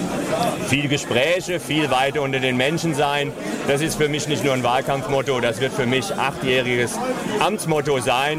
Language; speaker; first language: German; native; German